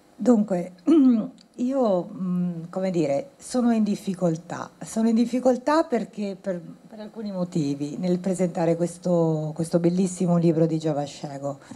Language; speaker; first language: Italian; early bilingual, other home language; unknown